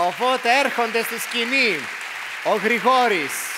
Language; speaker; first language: Greek; native; Greek